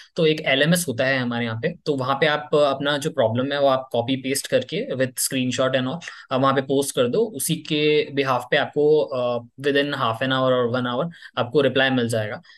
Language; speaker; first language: Hindi; native; Hindi